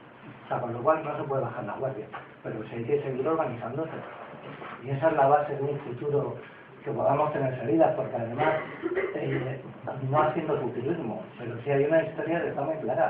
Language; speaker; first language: Spanish; native; Spanish